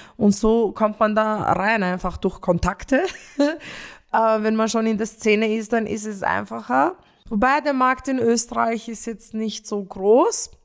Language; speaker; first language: German; early bilingual, other home language; Romanian